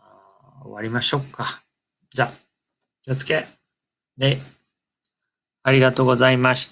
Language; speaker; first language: Japanese; non-native, fluent; English